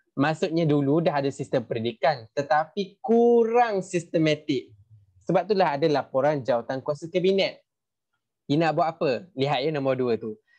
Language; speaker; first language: Malay; native; Malay